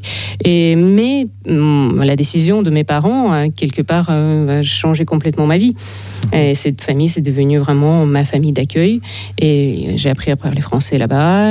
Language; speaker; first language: French; non-native, fluent; Russian